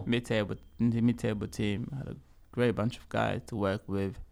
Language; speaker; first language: English; early bilingual, other home language; Lingala